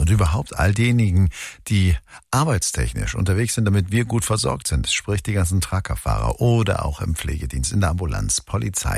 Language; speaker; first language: German; native; German